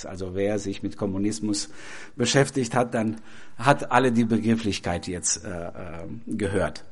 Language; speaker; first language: German; non-native, fluent; Albanian